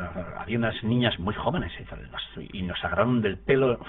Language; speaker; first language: Spanish; native; Spanish